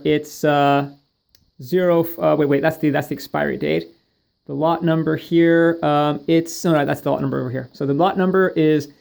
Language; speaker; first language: English; native; English